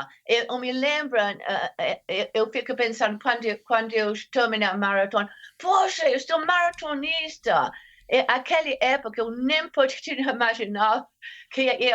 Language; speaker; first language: Portuguese; non-native, fluent; English